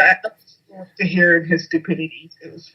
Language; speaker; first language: English; native; English